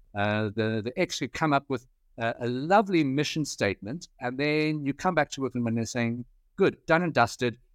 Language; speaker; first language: English; native; English